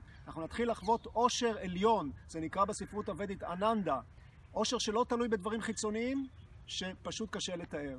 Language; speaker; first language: Hebrew; native; Hebrew